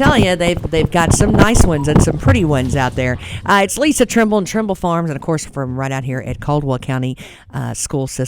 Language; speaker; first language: English; native; English